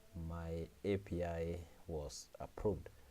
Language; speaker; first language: English; non-native, local second language; Swahili